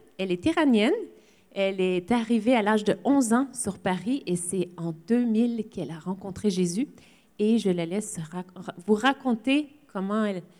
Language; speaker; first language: French; native; French